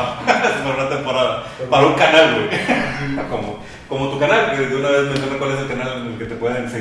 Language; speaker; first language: Spanish; native; Spanish